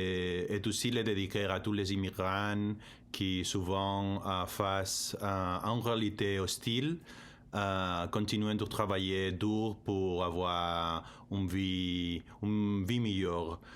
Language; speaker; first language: French; non-native, learner; Spanish